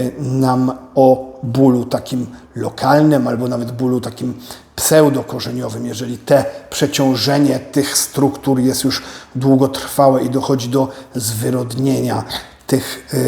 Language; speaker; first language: Polish; native; Polish